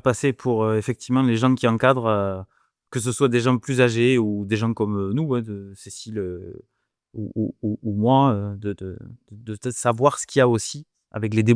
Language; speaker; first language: French; native; French